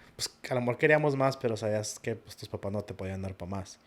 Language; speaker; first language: Spanish; early bilingual, heritage; Spanish